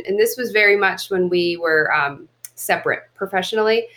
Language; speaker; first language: English; native; English